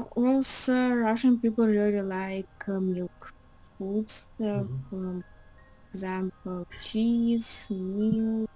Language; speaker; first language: English; non-native, learner; Russian